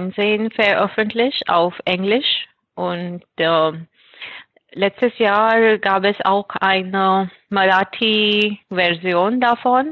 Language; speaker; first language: German; non-native, fluent; Marathi